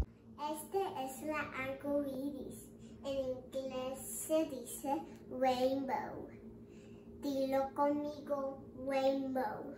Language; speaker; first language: Spanish; early bilingual, heritage; English